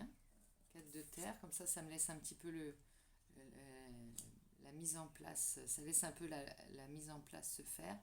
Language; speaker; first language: French; native; French